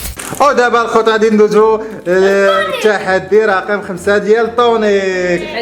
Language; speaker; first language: Arabic; native; Arabic